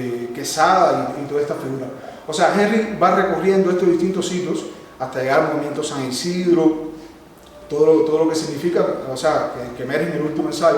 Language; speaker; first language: Spanish; native; Spanish